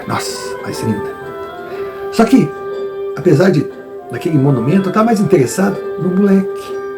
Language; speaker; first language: Portuguese; native; Portuguese